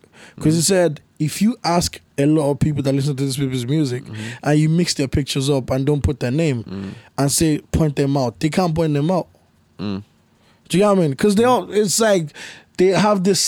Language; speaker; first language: English; native; English